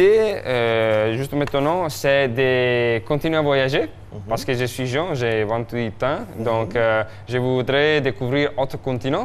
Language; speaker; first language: French; non-native, fluent; Italian